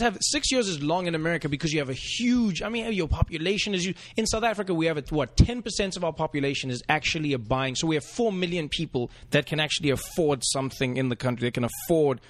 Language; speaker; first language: English; native; English